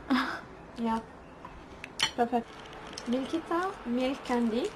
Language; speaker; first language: English; non-native, learner; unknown